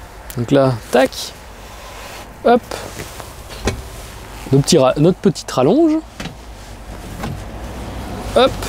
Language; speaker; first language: French; native; French